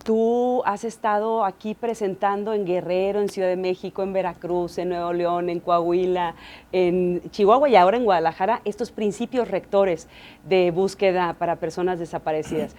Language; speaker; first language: Spanish; native; Spanish